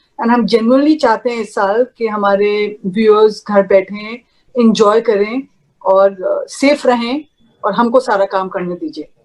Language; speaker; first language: Hindi; native; Hindi